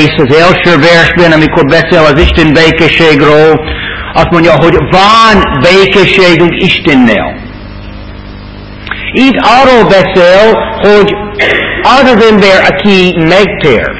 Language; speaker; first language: Hungarian; non-native, fluent; English